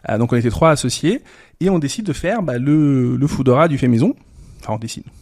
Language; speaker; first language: French; early bilingual, other home language; Serbian